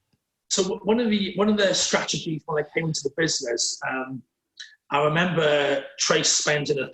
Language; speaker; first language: English; native; English